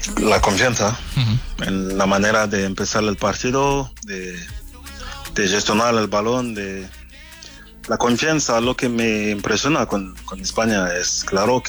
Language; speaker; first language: Spanish; non-native, fluent; French